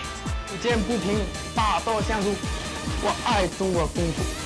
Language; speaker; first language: Chinese; non-native, fluent; French